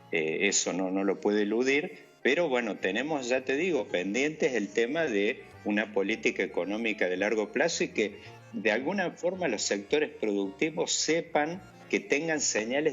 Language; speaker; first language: Spanish; native; Spanish